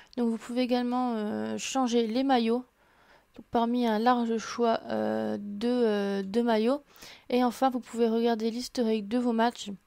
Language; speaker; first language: French; native; French